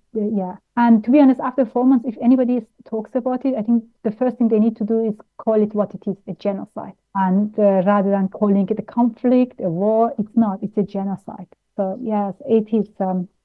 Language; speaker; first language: English; non-native, fluent; German